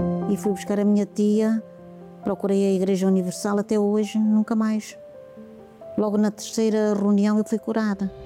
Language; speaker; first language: Portuguese; native; Portuguese